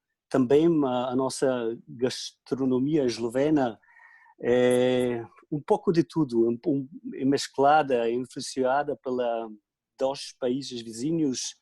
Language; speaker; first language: Portuguese; non-native, fluent; Slovenian